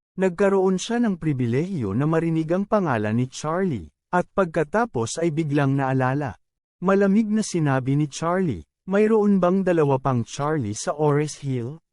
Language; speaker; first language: Filipino; native; Filipino